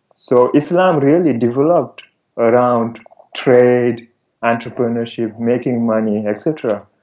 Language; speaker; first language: English; non-native, fluent; Wolof